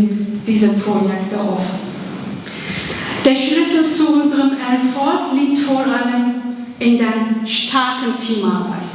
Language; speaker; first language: German; non-native, fluent; Kurdish